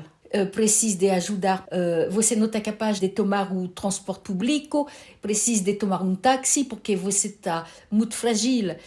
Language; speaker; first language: Portuguese; early bilingual, heritage; Portuguese